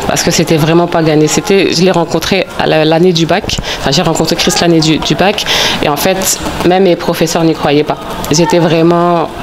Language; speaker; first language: French; early bilingual, other home language; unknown